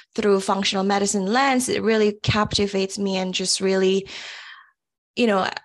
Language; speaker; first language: English; early bilingual, other home language; Indonesian